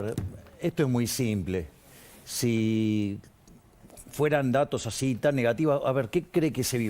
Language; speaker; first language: Spanish; native; Spanish